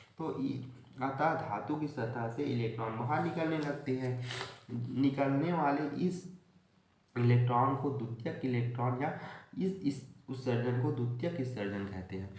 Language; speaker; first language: Hindi; native; Hindi